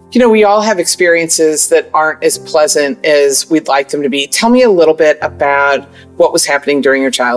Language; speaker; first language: English; native; English